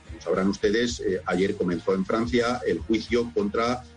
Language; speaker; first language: Spanish; native; Spanish